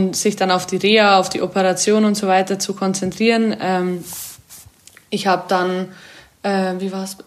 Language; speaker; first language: German; native; German